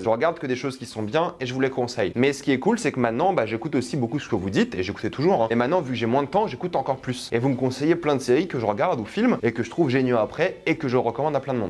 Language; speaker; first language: French; native; French